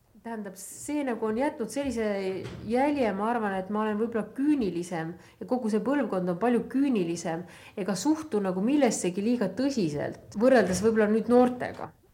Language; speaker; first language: Estonian; native; Estonian